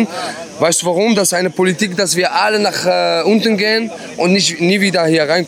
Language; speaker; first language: German; non-native, fluent; Arabic